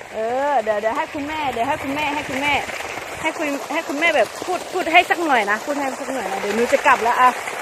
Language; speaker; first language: Thai; non-native, local second language; S'gaw Karen